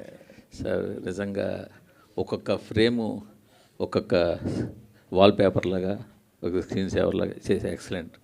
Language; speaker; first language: Telugu; native; Telugu